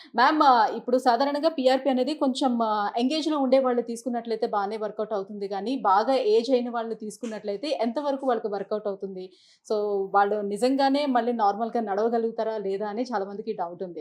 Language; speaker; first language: Telugu; native; Telugu